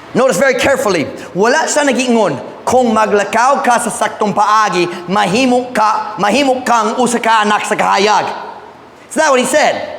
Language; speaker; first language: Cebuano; non-native, fluent; English